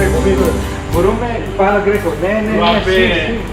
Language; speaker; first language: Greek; early bilingual, heritage; English